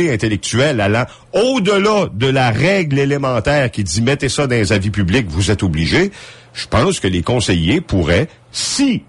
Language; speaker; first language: French; native; French